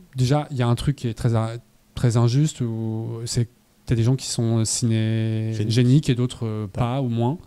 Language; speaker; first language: French; native; French